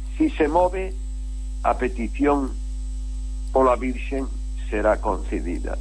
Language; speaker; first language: Galician; native; Galician